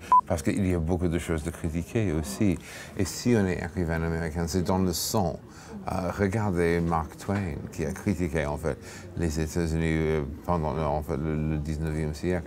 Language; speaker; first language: French; non-native, fluent; English